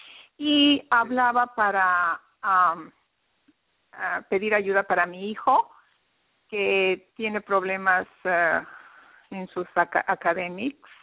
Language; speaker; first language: Spanish; early bilingual, heritage; Spanish